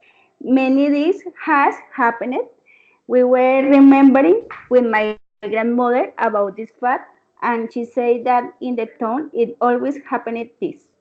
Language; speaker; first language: English; non-native, learner; Spanish